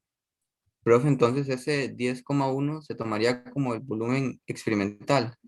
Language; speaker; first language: Spanish; native; Spanish